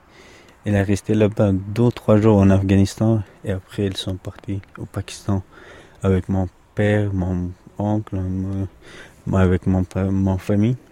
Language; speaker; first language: French; non-native, learner; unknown